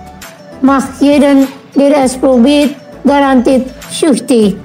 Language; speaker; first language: German; non-native, fluent; Indonesian